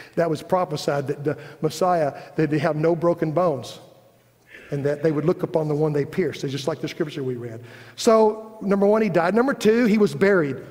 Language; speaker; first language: English; native; English